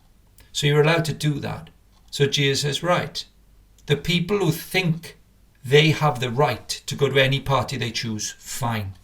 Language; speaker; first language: English; native; English